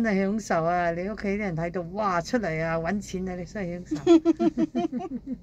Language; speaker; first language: Cantonese; native; Cantonese